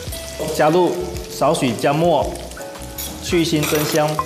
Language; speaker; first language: Chinese; native; Chinese